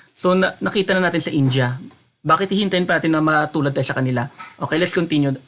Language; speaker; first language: Filipino; non-native, local second language; Hiligaynon